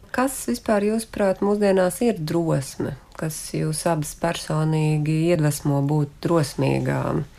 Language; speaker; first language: Latvian; native; Latvian